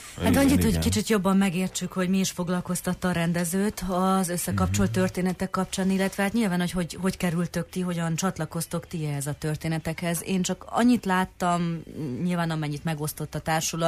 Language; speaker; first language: Hungarian; native; Hungarian